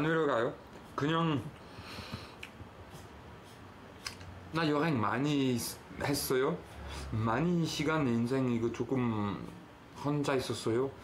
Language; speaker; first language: Korean; non-native, learner; French